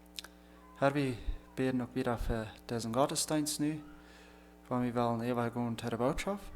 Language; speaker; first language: German; non-native, learner; Plautdietsch